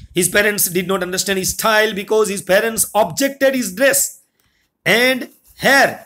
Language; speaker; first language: English; non-native, local second language; Gujarati